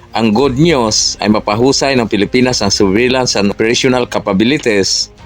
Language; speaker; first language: Filipino; non-native, local second language; Cebuano